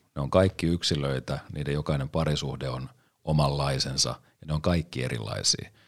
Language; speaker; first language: Finnish; native; Finnish